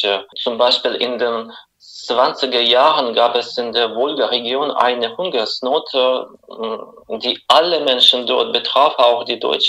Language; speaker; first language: German; non-native, fluent; Russian